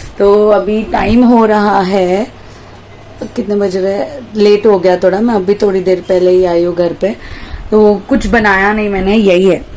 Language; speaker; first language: Hindi; native; Hindi